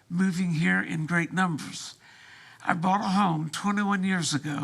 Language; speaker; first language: English; early bilingual, other home language; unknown